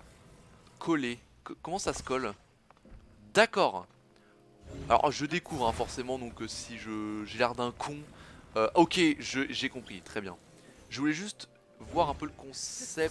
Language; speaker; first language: French; native; French